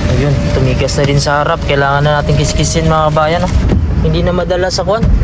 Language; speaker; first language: Filipino; non-native, local second language; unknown